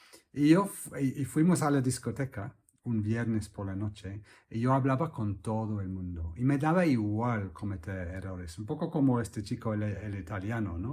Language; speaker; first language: Spanish; non-native, fluent; English